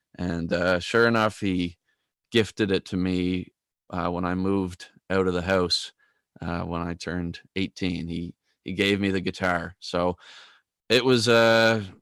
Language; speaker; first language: English; native; English